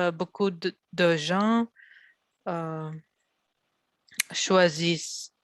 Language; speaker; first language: French; non-native, learner; Russian